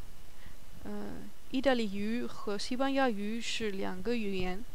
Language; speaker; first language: Chinese; non-native, learner; German